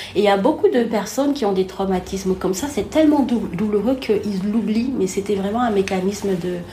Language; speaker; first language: French; non-native, local second language; Wolof